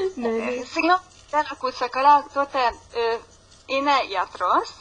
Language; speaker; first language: Greek; non-native, learner; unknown